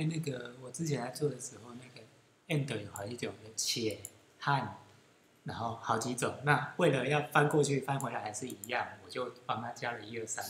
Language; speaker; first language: Chinese; native; Chinese